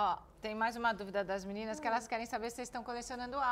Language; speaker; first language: Portuguese; native; Portuguese